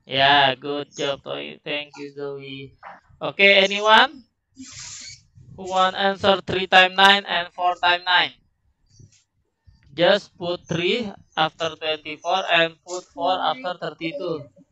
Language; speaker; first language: English; non-native, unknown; Indonesian